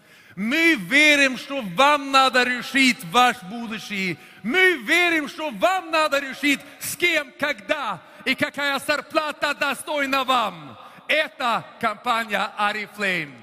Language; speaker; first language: Russian; non-native, fluent; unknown